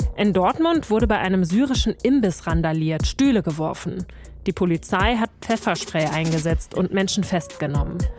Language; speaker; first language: German; native; German